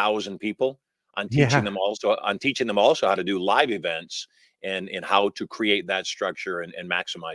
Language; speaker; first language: English; native; English